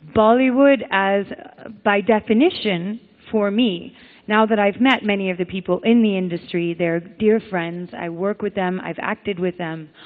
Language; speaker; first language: English; native; English